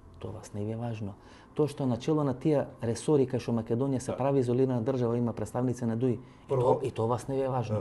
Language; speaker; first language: Macedonian; non-native, local second language; Albanian